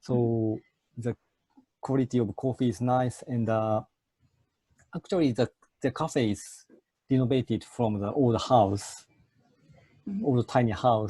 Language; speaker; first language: English; non-native, fluent; Japanese